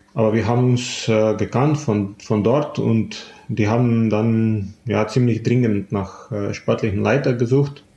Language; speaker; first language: German; non-native, fluent; Slovenian